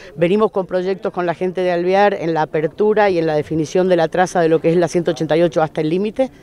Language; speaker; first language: Spanish; native; Spanish